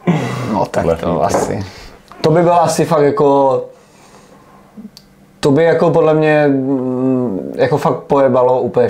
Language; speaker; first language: Czech; native; Czech